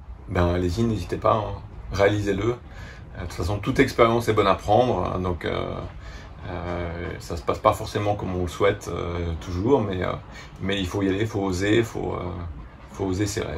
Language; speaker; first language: French; native; French